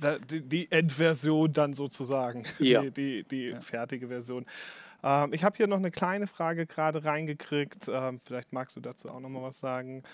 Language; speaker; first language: German; native; German